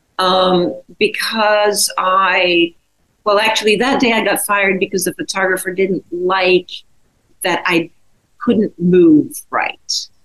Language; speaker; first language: English; non-native, fluent; Czech